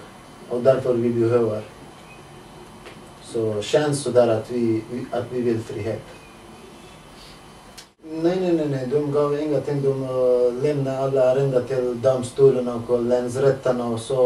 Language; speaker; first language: Swedish; non-native, learner; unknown